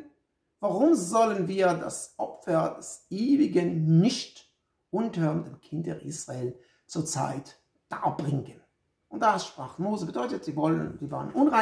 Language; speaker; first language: German; non-native, fluent; Hebrew